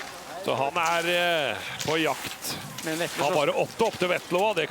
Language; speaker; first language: Norwegian; native; Norwegian